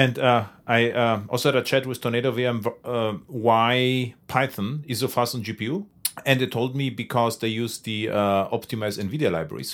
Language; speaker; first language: English; non-native, fluent; German